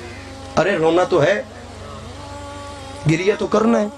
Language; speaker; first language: Urdu; native; Urdu